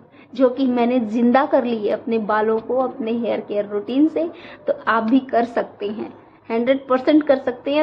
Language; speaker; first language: Hindi; native; Hindi